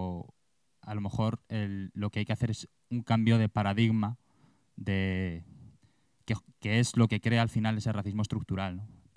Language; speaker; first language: Spanish; native; Spanish